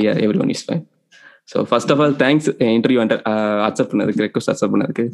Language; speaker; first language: English; non-native, local second language; Tamil